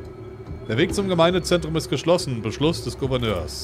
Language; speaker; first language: German; native; German